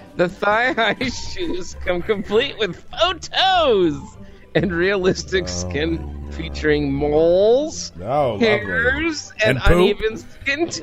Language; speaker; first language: English; native; English